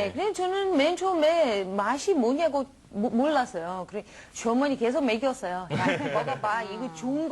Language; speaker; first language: Korean; non-native, learner; Romanian